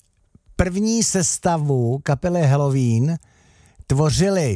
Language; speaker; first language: Czech; native; Czech